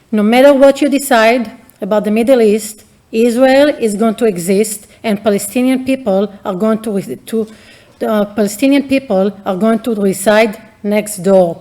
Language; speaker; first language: English; non-native, fluent; Hebrew